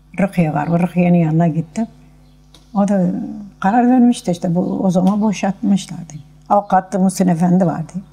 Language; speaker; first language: Turkish; non-native, local second language; Kurdish